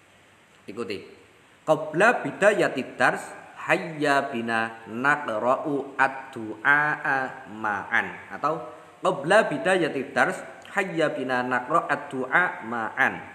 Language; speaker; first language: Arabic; non-native, fluent; Indonesian